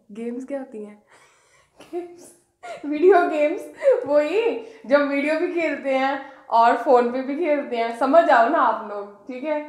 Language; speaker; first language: Hindi; native; Hindi